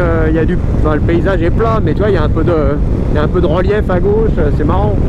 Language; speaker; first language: French; native; French